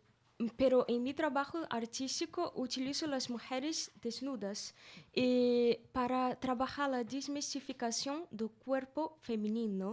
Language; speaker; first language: Spanish; non-native, learner; Portuguese